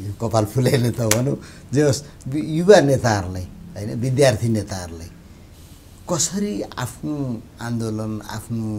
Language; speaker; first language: Nepali; native; Nepali